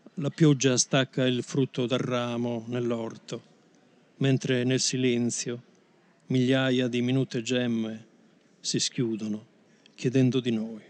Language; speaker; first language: Italian; native; Italian